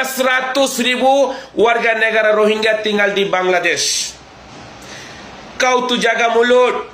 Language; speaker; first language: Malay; non-native, fluent; Bangla